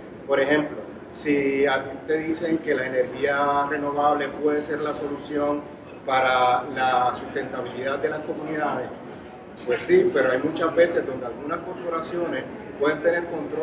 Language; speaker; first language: Spanish; native; Spanish